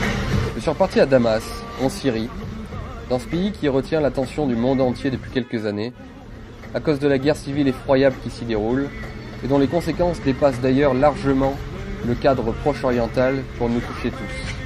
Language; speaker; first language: French; native; French